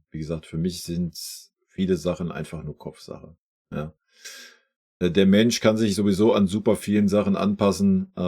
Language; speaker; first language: German; native; German